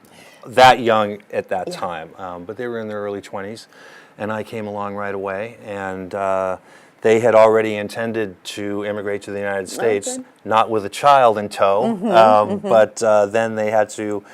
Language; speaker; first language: English; early bilingual, other home language; German